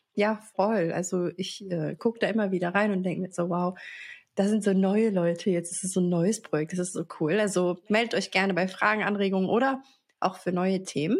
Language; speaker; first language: German; early bilingual, other home language; Arabic